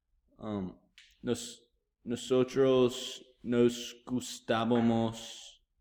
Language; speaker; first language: Spanish; non-native, learner; English